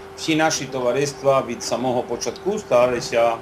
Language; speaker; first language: Ukrainian; early bilingual, heritage; Ukrainian